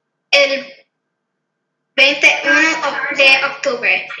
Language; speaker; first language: Spanish; non-native, learner; English